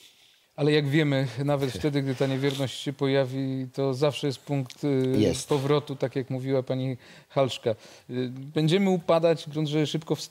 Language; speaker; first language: Polish; native; Polish